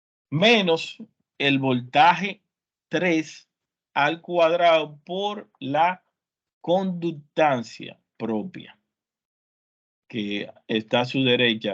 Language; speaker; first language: Spanish; native; Spanish